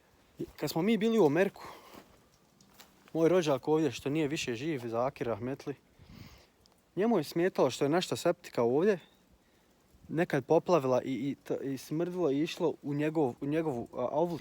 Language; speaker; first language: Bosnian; early bilingual, heritage; Croatian